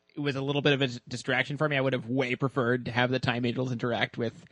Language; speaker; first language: English; native; English